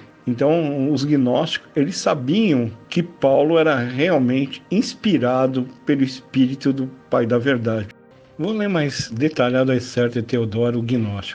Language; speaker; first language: Portuguese; native; Portuguese